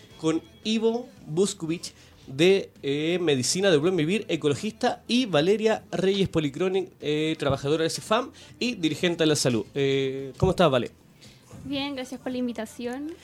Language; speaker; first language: Spanish; native; Spanish